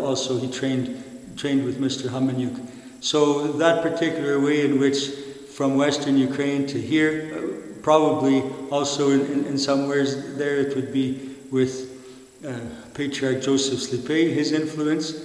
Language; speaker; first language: English; native; English